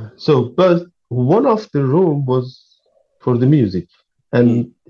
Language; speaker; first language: English; non-native, fluent; Persian